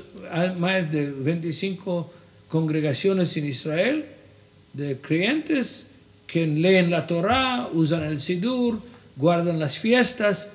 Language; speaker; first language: Spanish; non-native, fluent; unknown